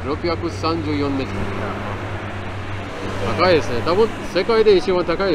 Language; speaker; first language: Japanese; non-native, learner; Khmer